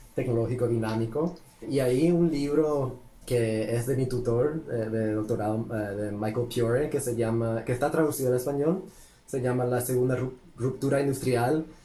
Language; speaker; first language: Spanish; early bilingual, heritage; Spanish